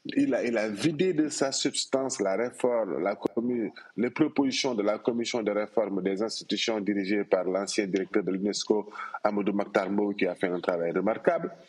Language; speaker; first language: French; non-native, local second language; Wolof